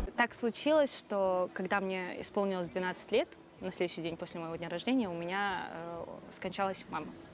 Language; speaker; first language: Russian; non-native, local second language; Crimean Tatar